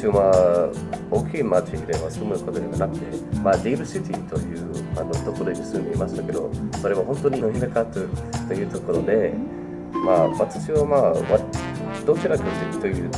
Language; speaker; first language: Japanese; non-native, fluent; English